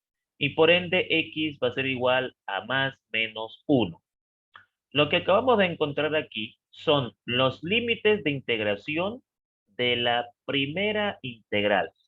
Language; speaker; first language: Spanish; native; Spanish